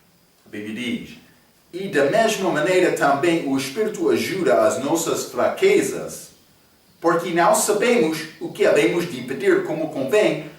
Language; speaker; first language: Portuguese; non-native, learner; English